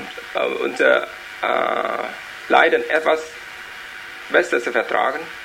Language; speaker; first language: German; non-native, learner; Vietnamese